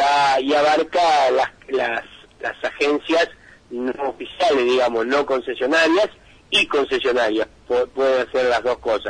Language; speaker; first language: Spanish; native; Spanish